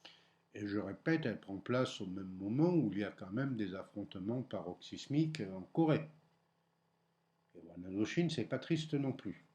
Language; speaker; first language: French; native; French